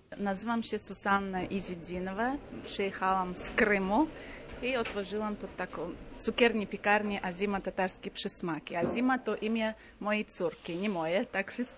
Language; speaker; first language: Polish; non-native, fluent; Crimean Tatar